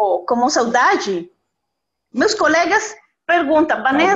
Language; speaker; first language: Portuguese; non-native, learner; Spanish